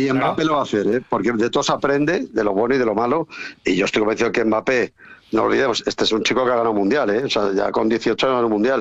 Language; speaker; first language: Spanish; native; Spanish